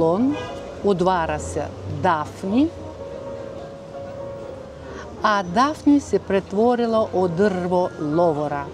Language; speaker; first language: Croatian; non-native, fluent; Russian